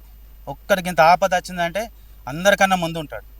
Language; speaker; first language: Telugu; native; Telugu